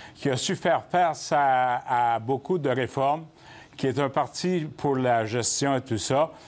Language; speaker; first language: French; native; French